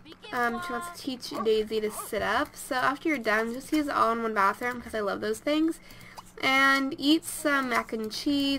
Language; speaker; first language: English; native; English